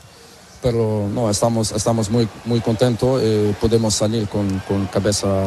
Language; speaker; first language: Spanish; non-native, learner; Portuguese